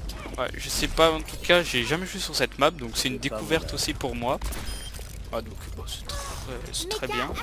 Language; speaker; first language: French; native; French